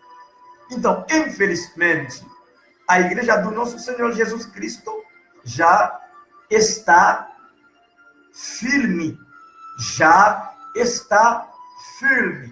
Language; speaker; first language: Portuguese; non-native, learner; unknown